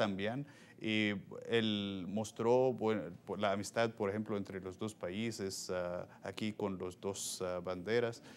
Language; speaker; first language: Spanish; non-native, fluent; Arabic